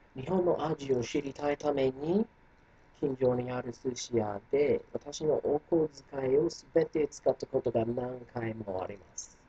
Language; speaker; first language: Japanese; non-native, fluent; English